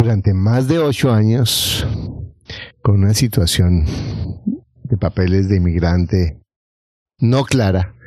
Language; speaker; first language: Spanish; native; Spanish